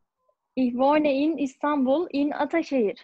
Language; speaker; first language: German; non-native, learner; Turkish